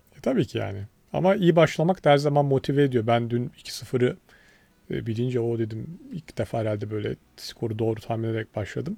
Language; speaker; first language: Turkish; native; Turkish